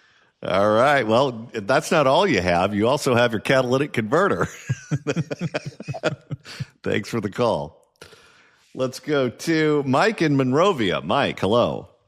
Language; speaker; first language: English; native; English